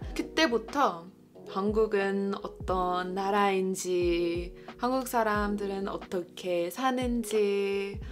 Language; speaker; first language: Korean; non-native, fluent; English